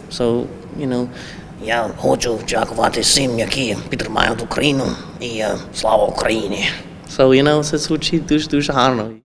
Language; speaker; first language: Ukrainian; non-native, learner; English